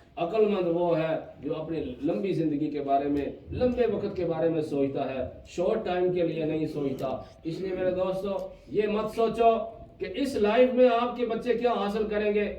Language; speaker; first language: Urdu; non-native, local second language; Punjabi